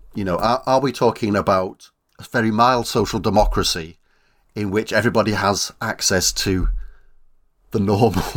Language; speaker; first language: English; native; English